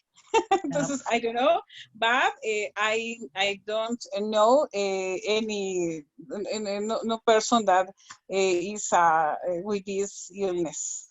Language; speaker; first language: English; non-native, learner; Spanish